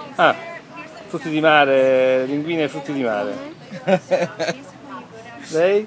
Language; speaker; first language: Italian; native; Italian